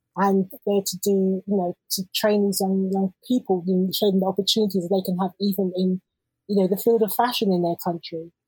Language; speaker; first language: English; native; English